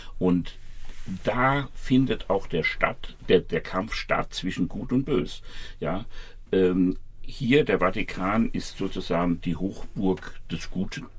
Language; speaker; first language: German; native; German